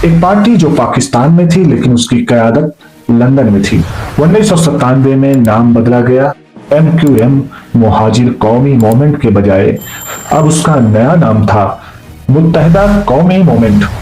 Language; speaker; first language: Urdu; native; Urdu